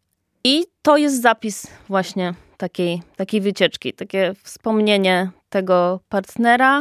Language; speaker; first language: Polish; native; Polish